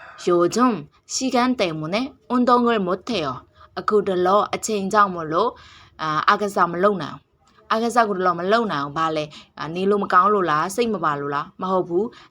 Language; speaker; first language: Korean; non-native, fluent; Burmese